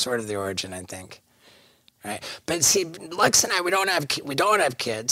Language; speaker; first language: English; native; English